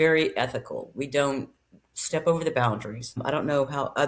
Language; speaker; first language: English; native; English